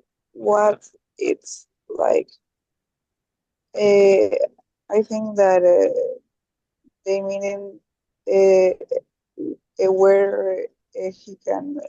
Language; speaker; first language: English; non-native, learner; Spanish